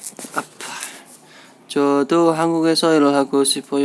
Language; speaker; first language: Korean; non-native, learner; Indonesian